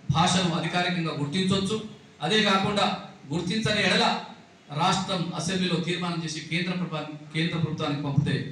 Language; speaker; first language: Telugu; non-native, local second language; Lambadi